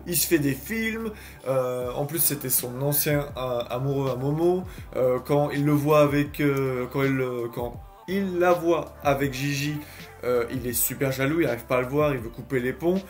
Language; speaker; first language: French; native; French